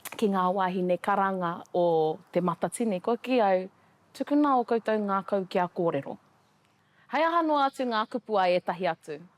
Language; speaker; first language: Māori; native; Māori